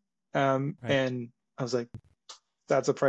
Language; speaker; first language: English; non-native, local second language; Punjabi